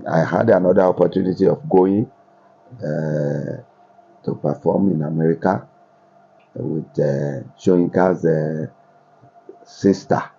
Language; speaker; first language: English; non-native, local second language; Yoruba